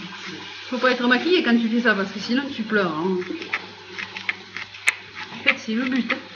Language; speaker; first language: French; native; French